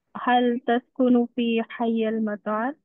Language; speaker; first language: Arabic; non-native, learner; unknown